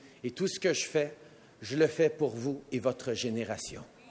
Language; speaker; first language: French; native; French